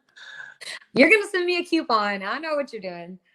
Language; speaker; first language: English; native; English